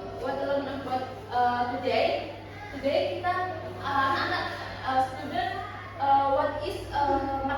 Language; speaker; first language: English; non-native, learner; Indonesian